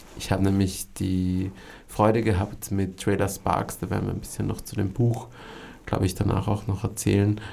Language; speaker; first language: German; native; German